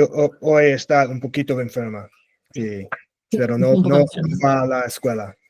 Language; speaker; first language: Spanish; non-native, learner; English